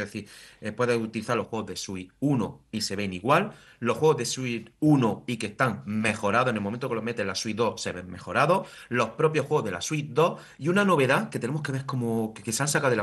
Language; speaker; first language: Spanish; native; Spanish